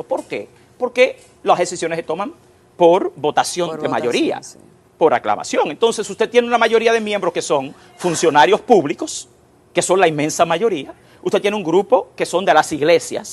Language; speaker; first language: Spanish; native; Spanish